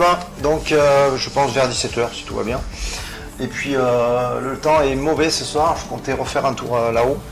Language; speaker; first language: French; native; French